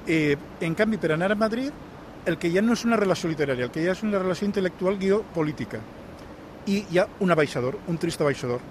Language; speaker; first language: Catalan; non-native, local second language; Spanish